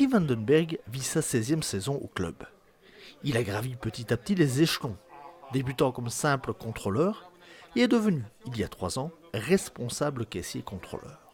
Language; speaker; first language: French; native; French